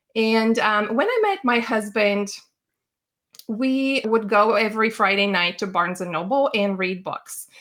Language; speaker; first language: English; non-native, fluent; Bulgarian